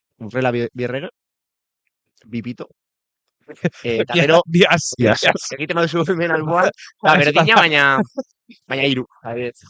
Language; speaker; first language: Basque; non-native, local second language; Spanish